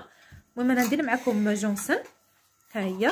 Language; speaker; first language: Arabic; native; Arabic